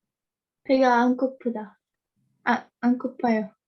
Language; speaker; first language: Korean; non-native, learner; Russian